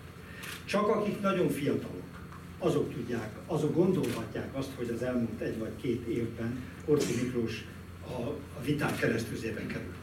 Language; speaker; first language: Hungarian; native; Hungarian